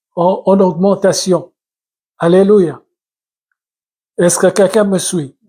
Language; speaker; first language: French; non-native, local second language; Lingala